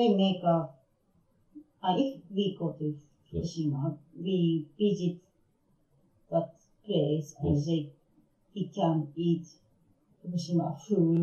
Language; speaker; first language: English; non-native, learner; Japanese